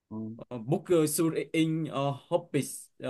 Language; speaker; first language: English; non-native, learner; Vietnamese